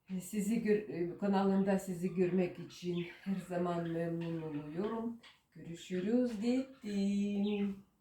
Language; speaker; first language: Turkish; non-native, learner; Russian